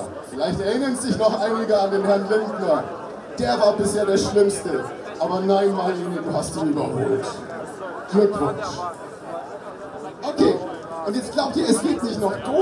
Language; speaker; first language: German; native; German